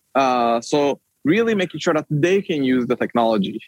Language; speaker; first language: English; non-native, fluent; Swedish